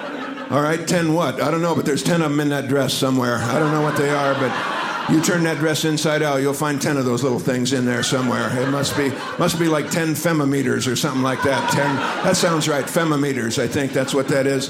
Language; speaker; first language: English; native; English